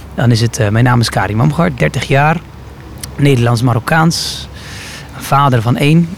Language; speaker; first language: Dutch; early bilingual, other home language; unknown